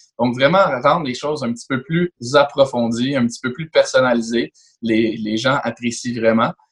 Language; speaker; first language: French; native; French